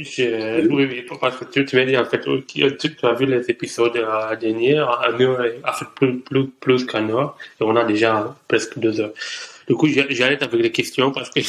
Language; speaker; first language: French; non-native, learner; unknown